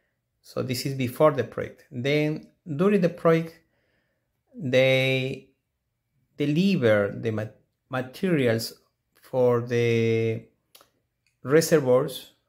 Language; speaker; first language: English; non-native, fluent; Spanish